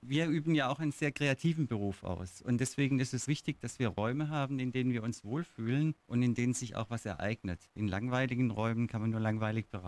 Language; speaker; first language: German; native; German